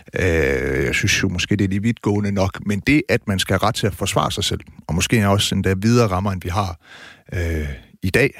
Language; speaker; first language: Danish; native; Danish